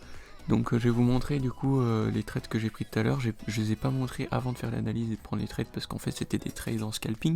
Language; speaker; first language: French; native; French